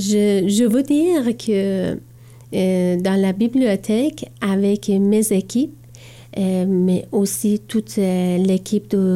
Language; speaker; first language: French; non-native, learner; Persian